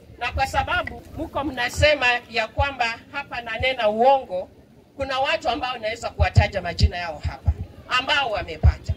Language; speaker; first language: Swahili; non-native, local second language; Luyia